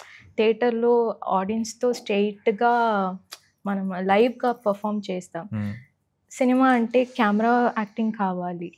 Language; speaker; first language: Telugu; non-native, learner; Tamil